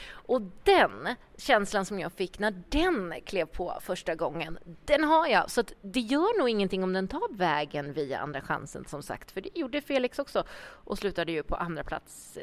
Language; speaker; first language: Swedish; native; Swedish